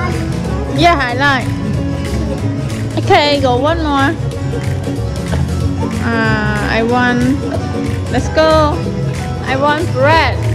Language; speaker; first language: English; non-native, learner; Khmer